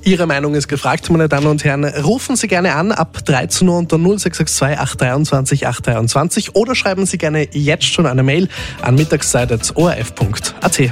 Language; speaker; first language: German; native; German